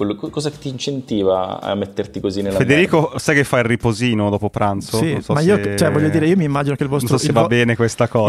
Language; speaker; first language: Italian; native; Italian